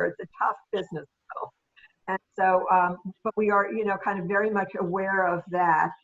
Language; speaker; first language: English; native; English